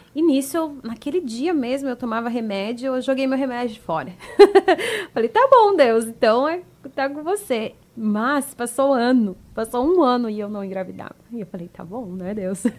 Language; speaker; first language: Portuguese; native; Portuguese